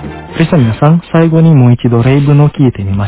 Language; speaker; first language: Japanese; non-native, fluent; Indonesian